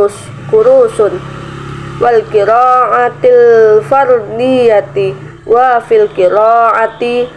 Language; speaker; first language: Arabic; non-native, learner; Indonesian